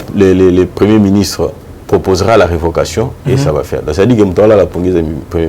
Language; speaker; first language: French; non-native, local second language; Lingala